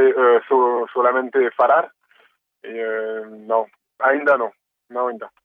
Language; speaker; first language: Portuguese; early bilingual, heritage; French